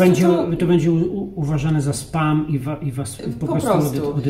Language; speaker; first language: Polish; native; Polish